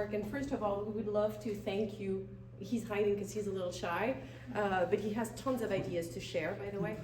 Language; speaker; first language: English; non-native, fluent; French